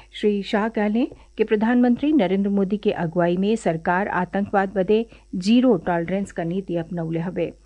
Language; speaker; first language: Bhojpuri; native; Bhojpuri